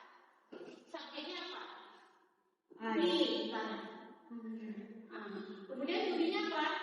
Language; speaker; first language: Indonesian; native; Indonesian